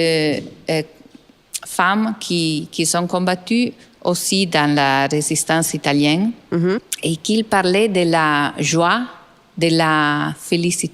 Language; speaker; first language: French; non-native, fluent; Italian